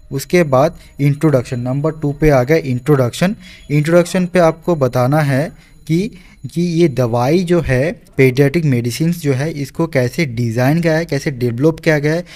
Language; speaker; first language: Hindi; non-native, local second language; Bangla